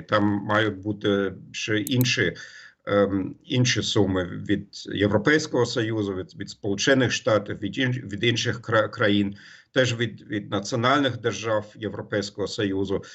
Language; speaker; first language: Ukrainian; non-native, fluent; German